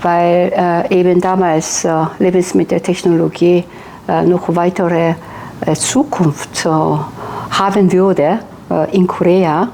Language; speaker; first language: German; non-native, fluent; Korean